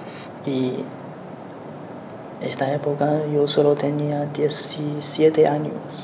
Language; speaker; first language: Spanish; non-native, learner; Chinese